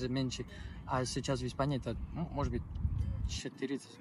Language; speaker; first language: Russian; non-native, learner; Spanish